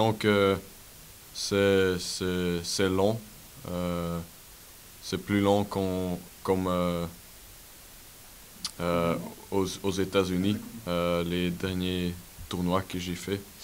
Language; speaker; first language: French; non-native, local second language; Dutch